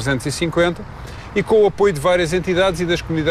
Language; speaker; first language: Portuguese; native; Portuguese